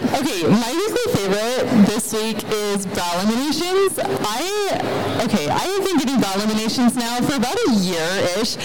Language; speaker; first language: English; native; English